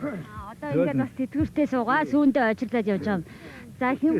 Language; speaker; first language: Mongolian; native; Mongolian